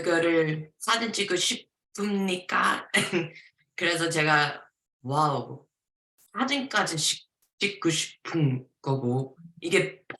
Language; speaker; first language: Korean; early bilingual, heritage; Korean